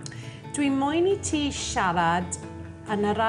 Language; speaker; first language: Welsh; non-native, learner; English